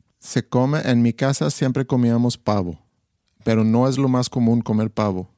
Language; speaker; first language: Spanish; non-native, fluent; Swedish